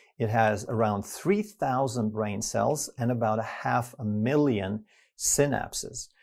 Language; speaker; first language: English; non-native, fluent; Swedish